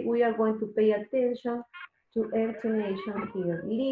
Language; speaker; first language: English; non-native, learner; Spanish